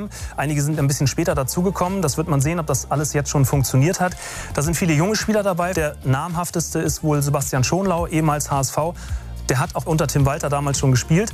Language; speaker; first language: German; native; German